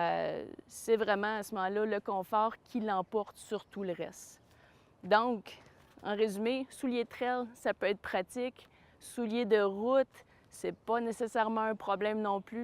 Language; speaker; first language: French; native; French